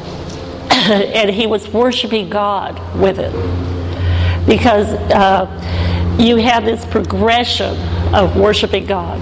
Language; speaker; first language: English; native; English